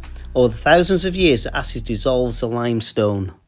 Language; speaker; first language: English; native; English